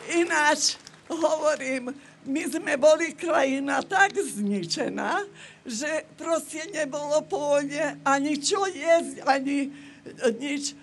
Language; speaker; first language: Slovak; non-native, local second language; Rusyn